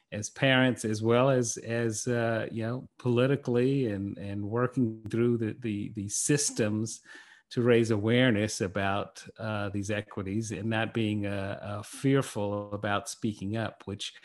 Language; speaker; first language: English; native; English